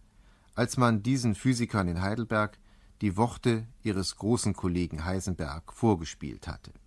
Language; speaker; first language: German; native; German